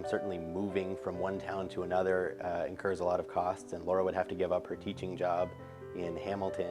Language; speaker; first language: English; native; English